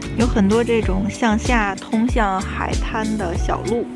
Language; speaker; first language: Chinese; native; Chinese